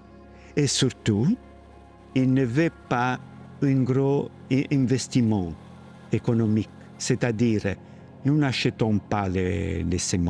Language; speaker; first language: French; non-native, learner; Italian